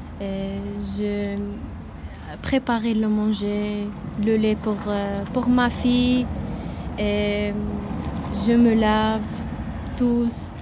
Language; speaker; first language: French; non-native, learner; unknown